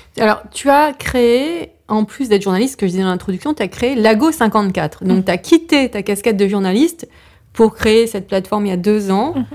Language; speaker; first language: French; native; French